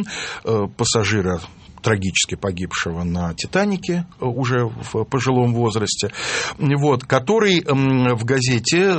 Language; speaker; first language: Russian; native; Russian